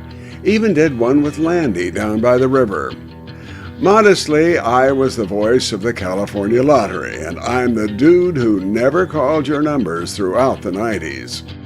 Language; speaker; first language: English; native; English